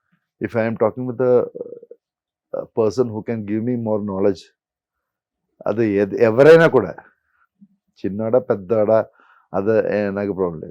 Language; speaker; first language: Telugu; non-native, local second language; Malayalam